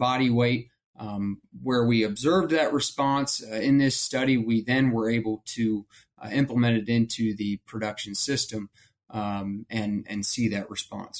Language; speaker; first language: English; native; English